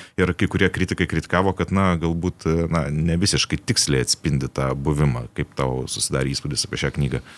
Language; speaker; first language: Lithuanian; native; Lithuanian